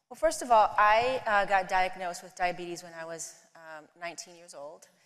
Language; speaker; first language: English; native; English